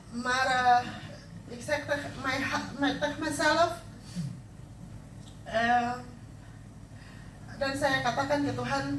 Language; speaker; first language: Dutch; non-native, learner; Indonesian